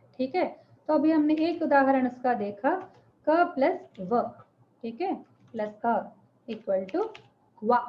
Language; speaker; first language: Hindi; non-native, local second language; Telugu